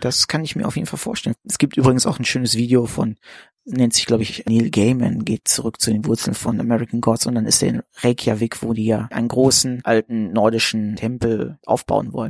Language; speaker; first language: German; native; German